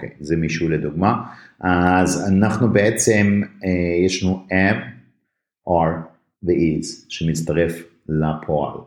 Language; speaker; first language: Hebrew; native; Hebrew